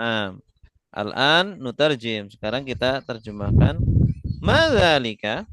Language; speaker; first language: Indonesian; native; Indonesian